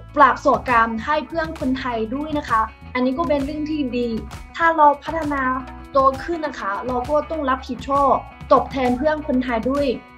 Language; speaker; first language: Thai; non-native, fluent; Chinese